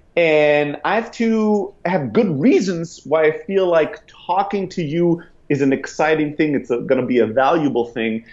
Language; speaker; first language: English; non-native, fluent; German